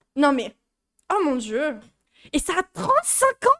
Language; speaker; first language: French; native; French